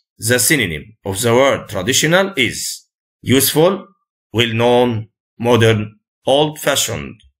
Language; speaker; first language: English; non-native, fluent; Arabic